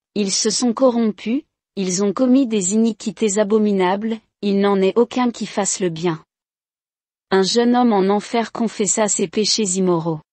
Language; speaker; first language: French; non-native, local second language; Rundi